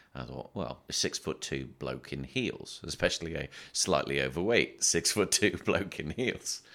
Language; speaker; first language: English; native; English